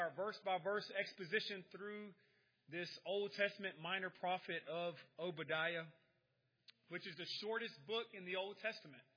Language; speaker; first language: English; native; English